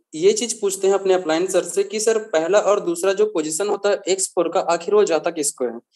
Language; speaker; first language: Hindi; native; Hindi